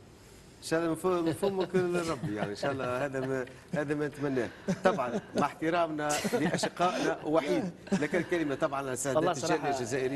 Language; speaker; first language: Arabic; native; Arabic